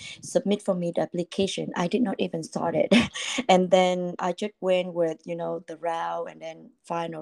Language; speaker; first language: English; non-native, fluent; Vietnamese